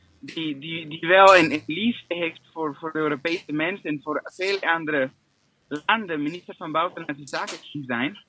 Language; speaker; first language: Dutch; non-native, fluent; English